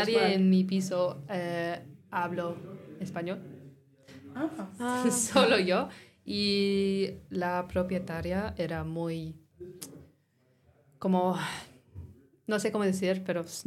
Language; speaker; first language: Spanish; non-native, learner; English